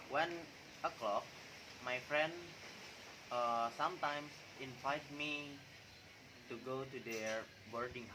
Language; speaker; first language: English; non-native, learner; Indonesian